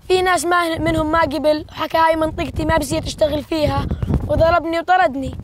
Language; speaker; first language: Arabic; native; Arabic